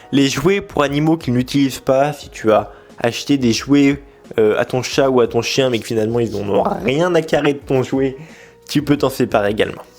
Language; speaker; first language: French; native; French